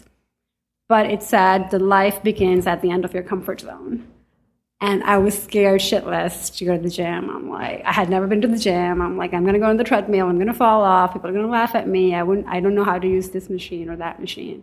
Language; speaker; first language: English; non-native, local second language; Urdu